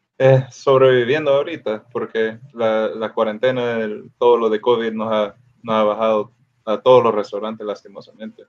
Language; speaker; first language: Spanish; early bilingual, other home language; English